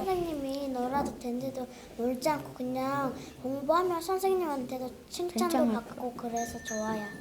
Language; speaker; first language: Korean; early bilingual, other home language; Mongolian